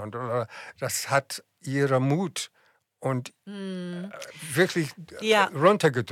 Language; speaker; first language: German; non-native, fluent; English